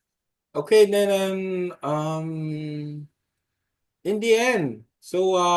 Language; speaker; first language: English; non-native, learner; Korean